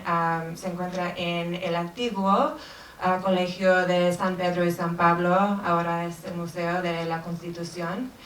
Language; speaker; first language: Spanish; non-native, fluent; English